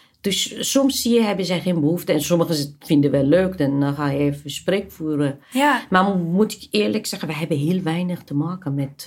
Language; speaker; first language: Dutch; non-native, fluent; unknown